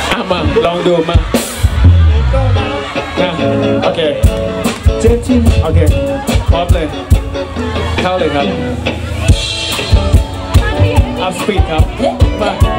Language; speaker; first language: Thai; native; Thai